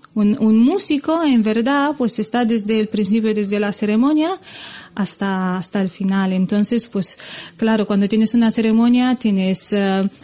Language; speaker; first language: Spanish; non-native, fluent; Romanian